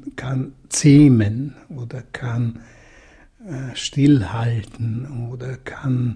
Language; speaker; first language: German; non-native, fluent; Russian